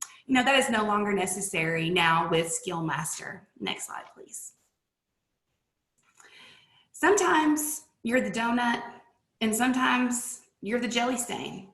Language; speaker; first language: English; native; English